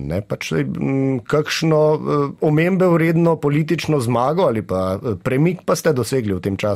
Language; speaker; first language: Slovenian; native; Slovenian